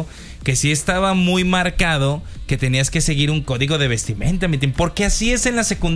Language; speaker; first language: Spanish; native; Spanish